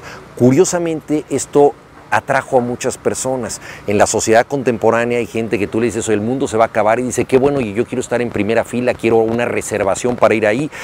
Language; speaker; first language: Spanish; native; Spanish